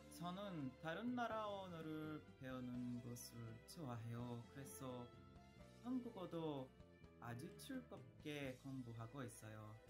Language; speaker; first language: Korean; non-native, learner; Portuguese